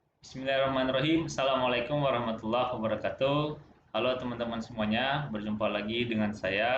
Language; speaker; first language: Indonesian; native; Indonesian